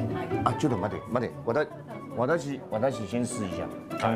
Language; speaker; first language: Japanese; non-native, learner; Chinese